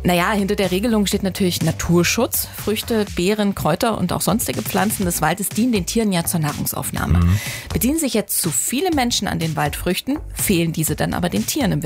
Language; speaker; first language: German; native; German